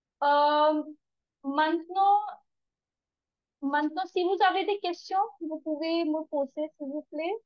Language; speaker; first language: French; non-native, learner; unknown